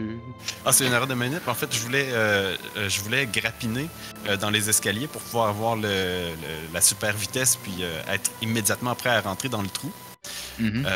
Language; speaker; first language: French; native; French